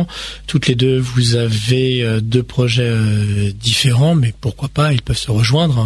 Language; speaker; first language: French; native; French